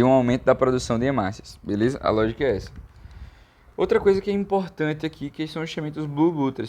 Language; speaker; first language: Portuguese; native; Portuguese